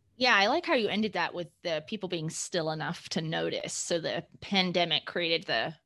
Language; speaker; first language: English; native; English